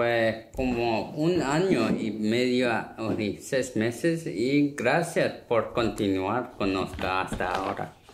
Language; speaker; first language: Spanish; non-native, learner; Korean